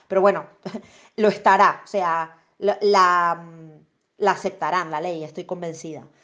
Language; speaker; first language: Spanish; native; Spanish